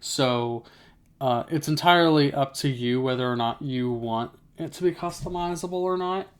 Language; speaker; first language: English; native; English